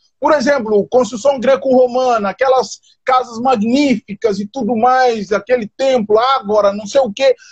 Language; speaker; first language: Portuguese; non-native, local second language; Upper Guinea Crioulo